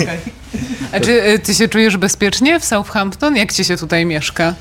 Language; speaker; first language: Polish; native; Polish